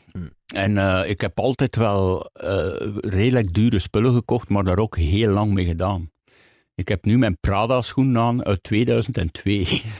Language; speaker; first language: Dutch; native; Dutch